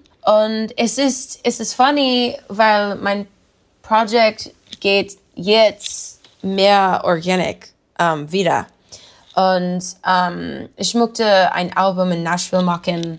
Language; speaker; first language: German; non-native, learner; English